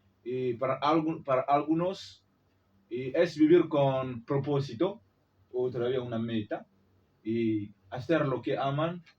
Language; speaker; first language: Spanish; non-native, learner; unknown